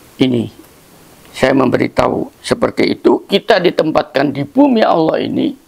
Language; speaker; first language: Indonesian; non-native, local second language; Javanese